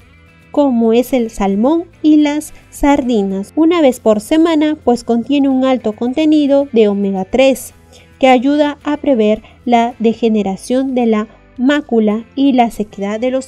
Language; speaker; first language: Spanish; native; Spanish